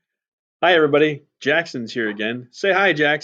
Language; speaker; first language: English; native; English